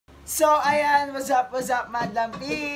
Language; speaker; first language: Filipino; native; Filipino